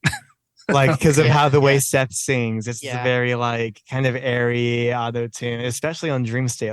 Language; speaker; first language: English; native; English